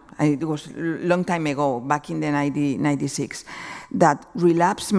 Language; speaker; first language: English; non-native, fluent; Spanish